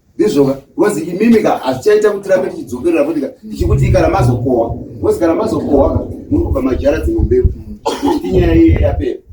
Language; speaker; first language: Shona; native; Shona